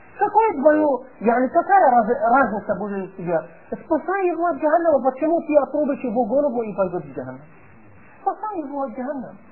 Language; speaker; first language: Russian; non-native, fluent; Arabic